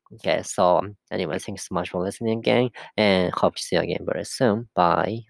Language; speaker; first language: English; non-native, fluent; Japanese